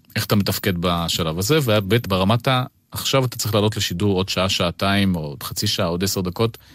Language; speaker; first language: Hebrew; early bilingual, other home language; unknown